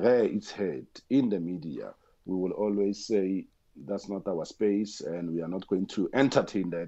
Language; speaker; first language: English; non-native, local second language; Tswana